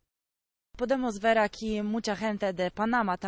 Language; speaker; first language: Spanish; non-native, learner; Polish